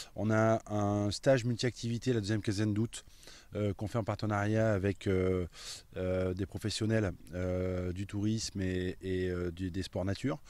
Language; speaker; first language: French; native; French